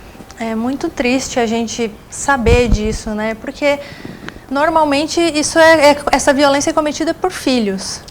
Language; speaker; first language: Portuguese; native; Portuguese